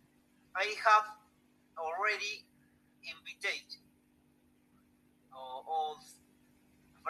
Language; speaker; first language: English; non-native, learner; Spanish